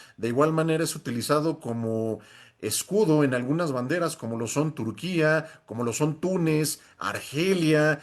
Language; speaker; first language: Spanish; native; Spanish